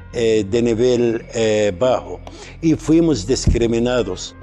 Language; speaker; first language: Spanish; non-native, fluent; Arabic